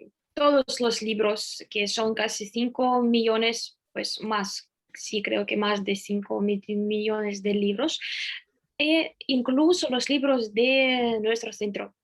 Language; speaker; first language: Spanish; non-native, fluent; Russian